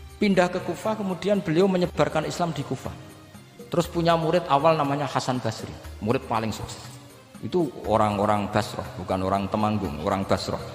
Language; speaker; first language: Indonesian; non-native, local second language; Javanese